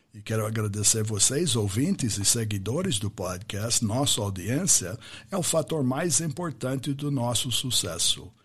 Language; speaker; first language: Portuguese; non-native, fluent; English